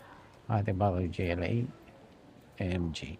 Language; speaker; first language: Arabic; native; Arabic